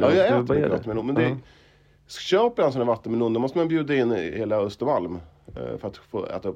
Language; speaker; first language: Swedish; native; Swedish